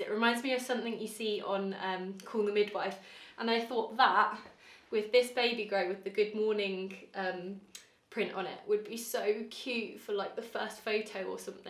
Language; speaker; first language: English; native; English